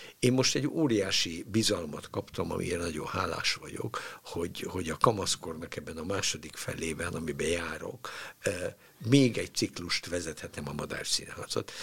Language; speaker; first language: Hungarian; native; Hungarian